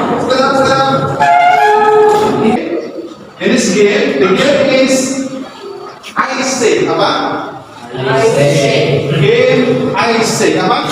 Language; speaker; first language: English; non-native, learner; Indonesian